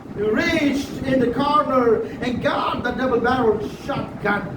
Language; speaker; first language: English; non-native, local second language; Marathi